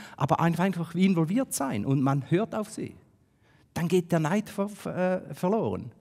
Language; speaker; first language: German; native; German